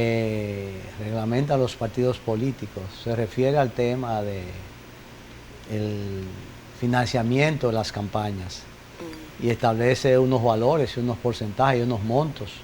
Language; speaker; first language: Spanish; native; Spanish